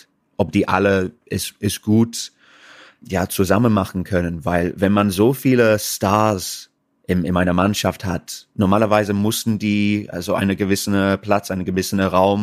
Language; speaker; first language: German; non-native, fluent; English